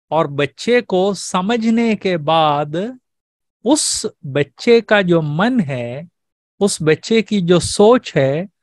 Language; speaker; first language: Hindi; native; Hindi